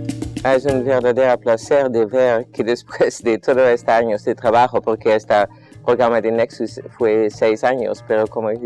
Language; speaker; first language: Spanish; non-native, fluent; Dutch